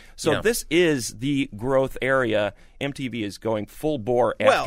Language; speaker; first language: English; native; English